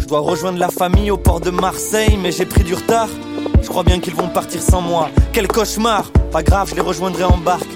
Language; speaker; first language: French; native; French